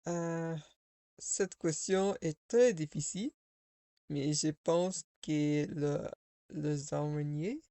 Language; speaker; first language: French; non-native, learner; English